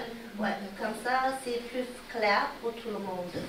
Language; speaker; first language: French; non-native, learner; Chinese